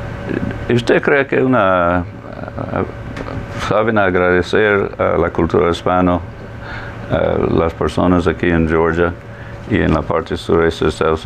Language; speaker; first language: Spanish; non-native, fluent; English